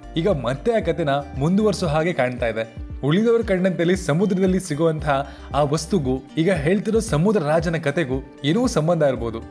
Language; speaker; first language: Kannada; native; Kannada